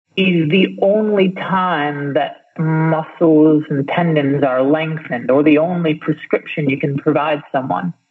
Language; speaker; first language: English; native; English